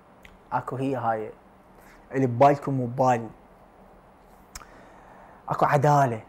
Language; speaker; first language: Arabic; native; Arabic